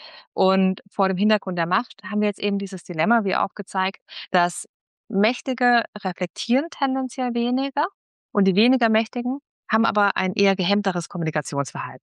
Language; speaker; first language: German; native; German